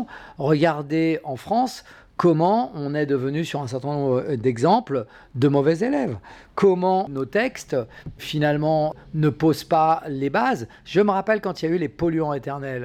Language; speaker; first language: French; native; French